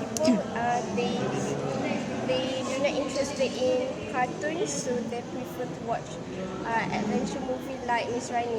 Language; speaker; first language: English; non-native, learner; Malay